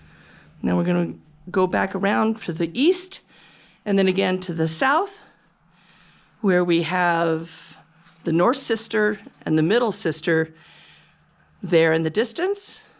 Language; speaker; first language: English; native; English